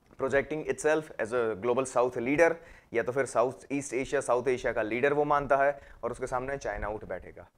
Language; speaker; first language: Hindi; non-native, local second language; Gujarati